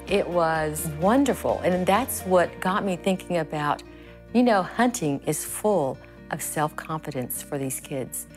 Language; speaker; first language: English; native; English